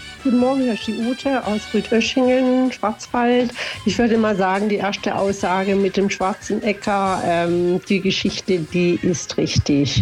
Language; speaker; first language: German; native; German